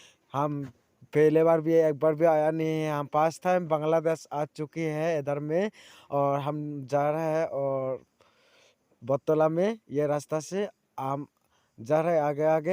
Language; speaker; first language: Hindi; non-native, local second language; Chakma